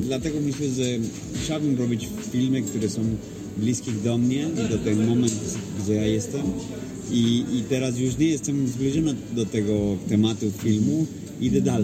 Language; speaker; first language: Polish; non-native, fluent; Spanish